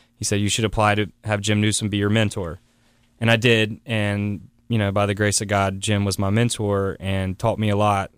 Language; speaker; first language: English; native; English